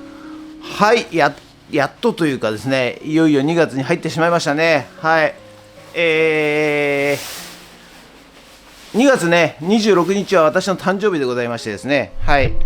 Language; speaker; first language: Japanese; native; Japanese